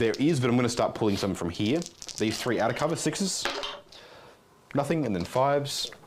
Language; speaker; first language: English; native; English